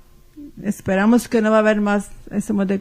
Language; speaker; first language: Spanish; early bilingual, heritage; Ladino